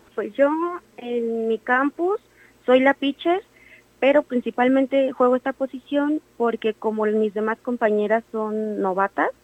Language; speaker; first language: Spanish; native; Spanish